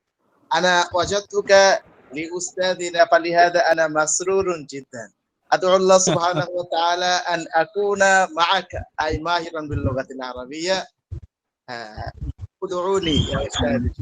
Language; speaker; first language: Arabic; non-native, learner; Bangla